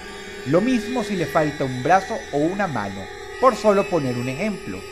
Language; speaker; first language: Spanish; native; Spanish